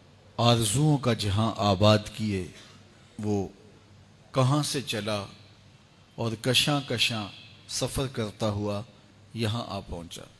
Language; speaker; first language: Urdu; native; Urdu